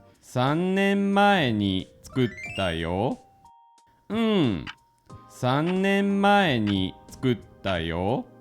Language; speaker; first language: Japanese; non-native, fluent; English